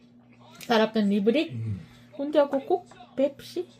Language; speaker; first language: Filipino; non-native, learner; Korean